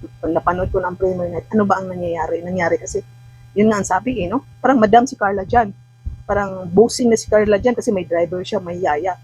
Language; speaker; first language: Filipino; non-native, local second language; Cebuano